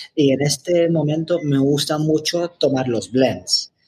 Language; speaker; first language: Spanish; non-native, fluent; English